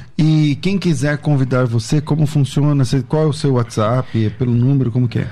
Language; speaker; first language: Portuguese; native; Portuguese